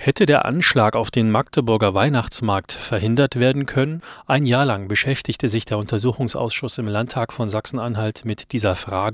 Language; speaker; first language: German; native; German